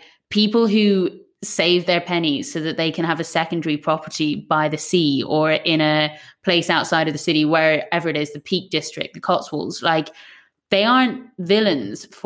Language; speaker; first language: English; native; English